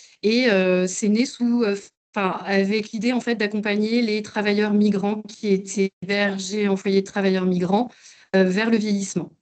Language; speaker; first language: French; native; French